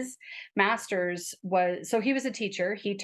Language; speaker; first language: English; native; English